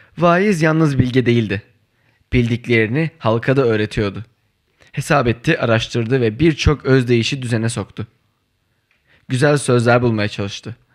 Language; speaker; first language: Turkish; native; Turkish